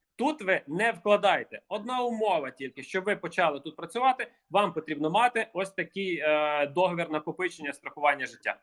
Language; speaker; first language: Ukrainian; native; Ukrainian